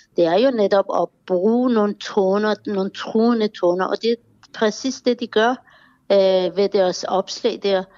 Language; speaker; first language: Danish; non-native, fluent; Persian